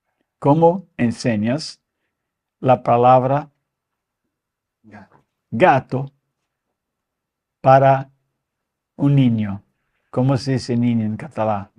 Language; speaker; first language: Spanish; non-native, fluent; Portuguese